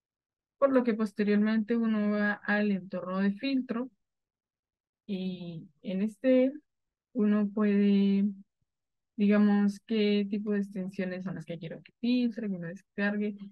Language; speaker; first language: Spanish; native; Spanish